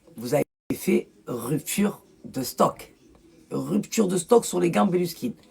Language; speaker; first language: French; early bilingual, other home language; Arabic